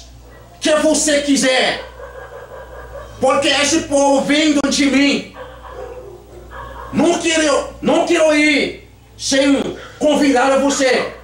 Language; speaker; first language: Portuguese; non-native, learner; Haitian Creole